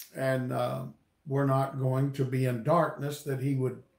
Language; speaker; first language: English; native; English